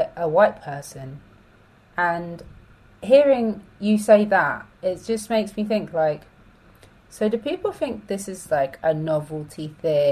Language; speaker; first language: English; native; English